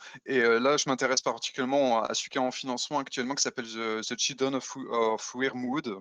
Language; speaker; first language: French; native; French